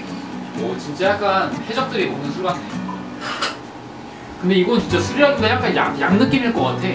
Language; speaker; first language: Korean; native; Korean